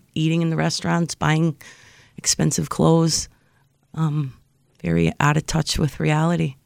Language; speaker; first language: English; native; English